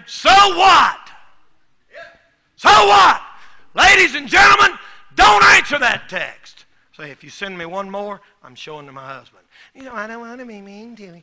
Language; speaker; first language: English; native; English